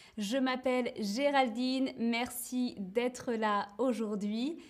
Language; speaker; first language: French; native; French